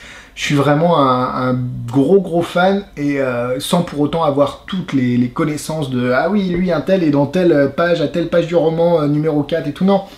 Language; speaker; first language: French; native; French